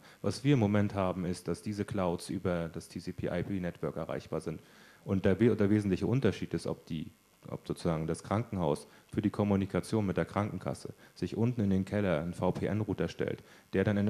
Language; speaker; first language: German; native; German